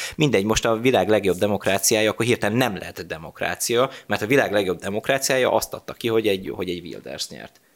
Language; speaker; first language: Hungarian; native; Hungarian